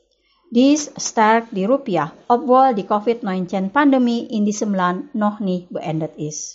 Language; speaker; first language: German; non-native, fluent; Indonesian